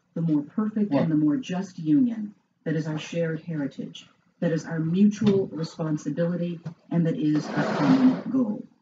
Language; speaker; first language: English; native; English